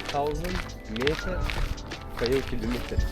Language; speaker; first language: German; non-native, learner; Pashto